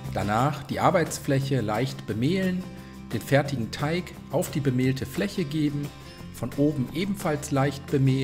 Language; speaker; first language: German; native; German